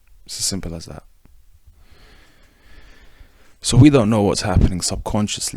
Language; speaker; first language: English; native; English